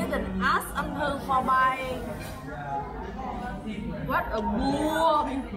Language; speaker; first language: English; non-native, learner; Vietnamese